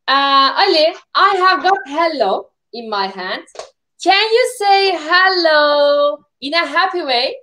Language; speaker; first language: English; non-native, fluent; Turkish